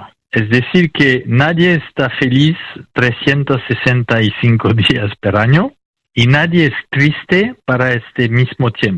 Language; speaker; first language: Spanish; non-native, fluent; French